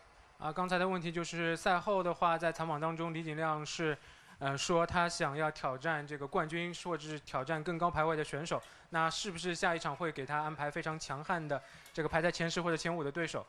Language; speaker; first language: Chinese; native; Chinese